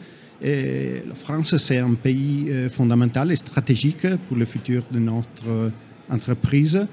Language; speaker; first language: French; non-native, fluent; Italian